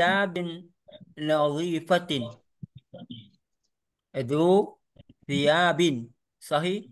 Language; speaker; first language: Arabic; non-native, learner; Indonesian